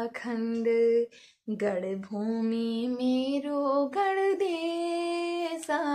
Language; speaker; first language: Hindi; native; Hindi